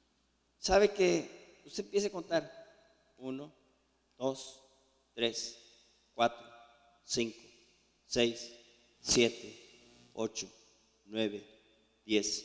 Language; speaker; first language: Spanish; native; Spanish